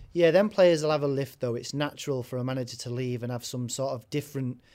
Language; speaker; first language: English; native; English